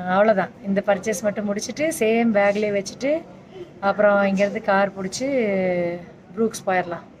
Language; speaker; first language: Tamil; native; Tamil